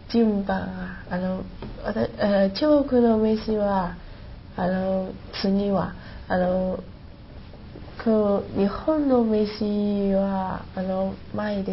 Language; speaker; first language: Japanese; non-native, learner; Chinese